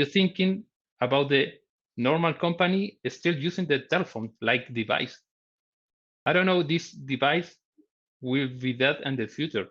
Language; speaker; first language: English; non-native, learner; Spanish